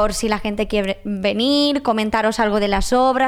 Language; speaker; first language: Spanish; non-native, local second language; Catalan